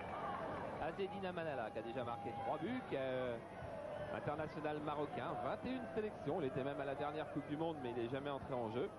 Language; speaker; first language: French; native; French